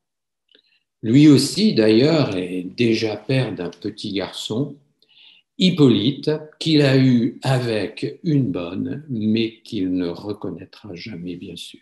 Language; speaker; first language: French; native; French